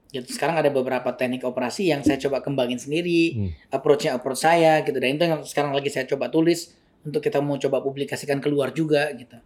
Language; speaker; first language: Indonesian; native; Indonesian